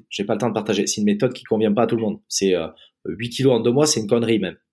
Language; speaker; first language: French; native; French